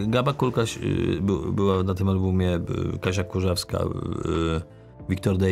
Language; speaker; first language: Polish; native; Polish